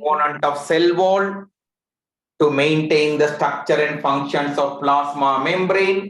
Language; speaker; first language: English; non-native, local second language; Tamil